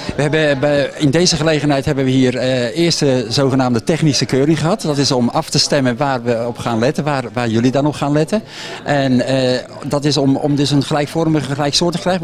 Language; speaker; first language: Dutch; native; Dutch